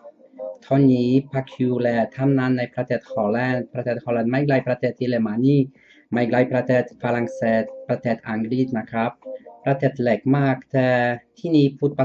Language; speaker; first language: Thai; non-native, learner; Dutch